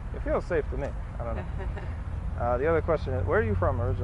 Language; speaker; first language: English; native; English